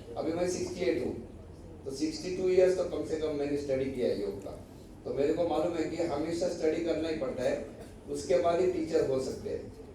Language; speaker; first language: Hindi; non-native, local second language; Marathi